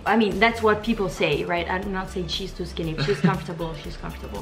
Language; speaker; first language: English; non-native, fluent; Italian